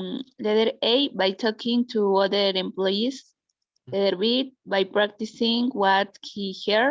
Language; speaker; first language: English; non-native, learner; Spanish